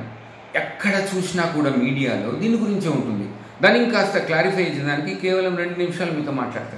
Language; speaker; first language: Telugu; native; Telugu